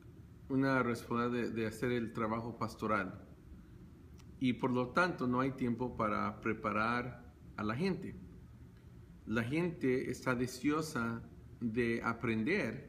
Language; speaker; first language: Spanish; early bilingual, heritage; Spanish